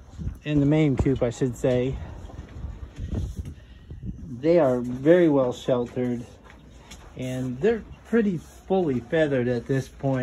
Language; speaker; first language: English; native; English